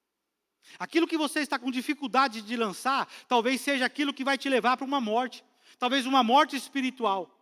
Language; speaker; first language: Portuguese; native; Portuguese